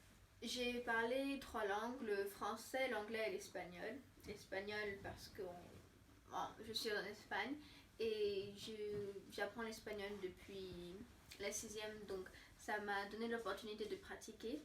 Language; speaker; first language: French; non-native, fluent; English